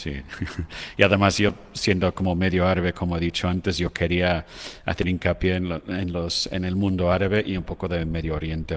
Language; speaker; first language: Spanish; non-native, fluent; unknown